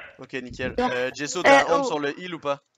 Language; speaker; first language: French; native; French